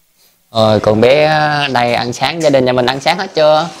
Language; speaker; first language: Vietnamese; native; Vietnamese